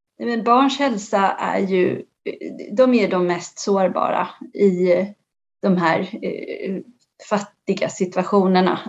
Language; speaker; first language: Swedish; early bilingual, other home language; Persian